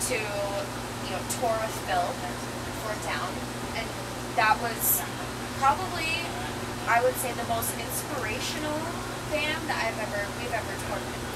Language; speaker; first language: English; native; English